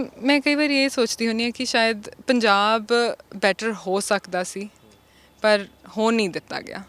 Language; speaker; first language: Punjabi; early bilingual, heritage; Punjabi